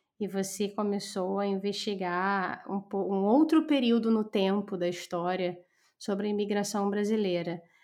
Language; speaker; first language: Portuguese; native; Portuguese